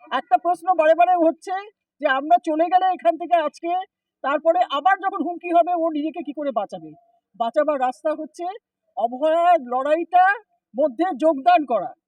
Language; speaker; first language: Bangla; native; Bangla